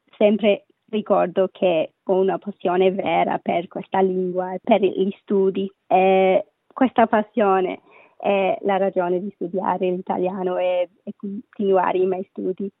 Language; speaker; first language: Italian; non-native, learner; Sinhala